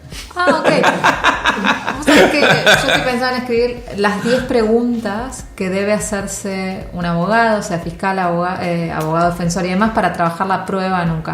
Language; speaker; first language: Spanish; native; Spanish